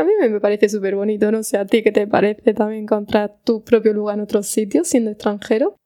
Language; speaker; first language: Spanish; native; Spanish